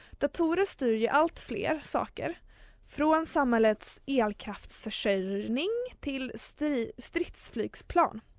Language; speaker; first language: Swedish; native; Swedish